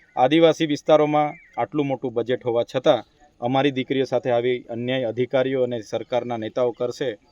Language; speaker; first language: Gujarati; non-native, local second language; Bhili